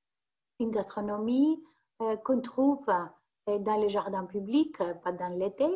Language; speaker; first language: French; non-native, fluent; Greek